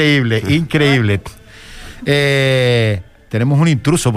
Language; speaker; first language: Spanish; native; Spanish